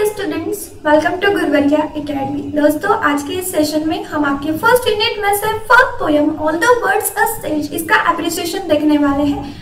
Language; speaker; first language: Hindi; non-native, local second language; Marathi